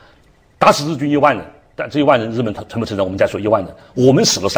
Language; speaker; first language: Chinese; native; Chinese